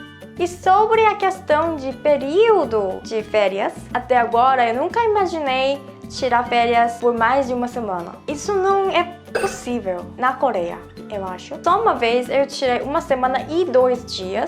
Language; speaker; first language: Portuguese; non-native, fluent; Korean